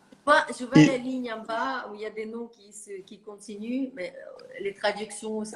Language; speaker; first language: French; non-native, fluent; Russian